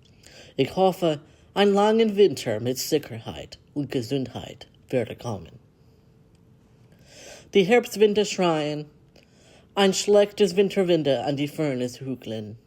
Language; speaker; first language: German; non-native, learner; English